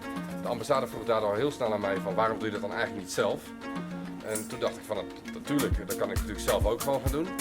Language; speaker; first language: Dutch; native; Dutch